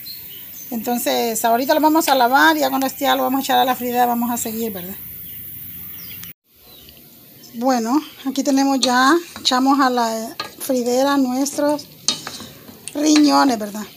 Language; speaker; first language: Spanish; native; Spanish